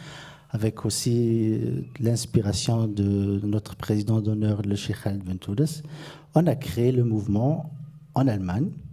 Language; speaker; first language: French; non-native, fluent; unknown